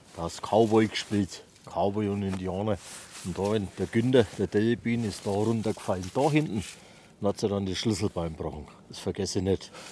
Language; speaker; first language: German; native; German